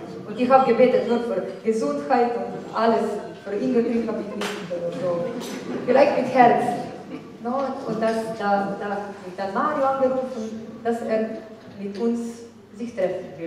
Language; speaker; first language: German; non-native, fluent; Slovenian